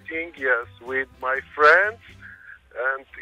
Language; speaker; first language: English; non-native, learner; Armenian